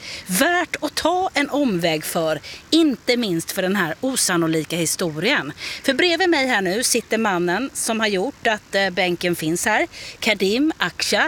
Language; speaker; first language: Swedish; native; Swedish